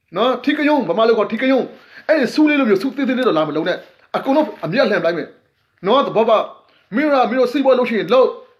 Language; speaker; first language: Burmese; non-native, local second language; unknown